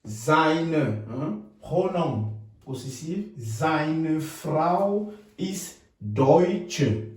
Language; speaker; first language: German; non-native, fluent; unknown